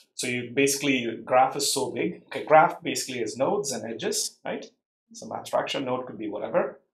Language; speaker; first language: English; non-native, local second language; Tamil